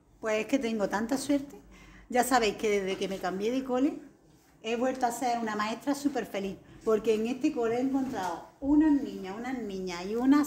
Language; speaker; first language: Spanish; native; Spanish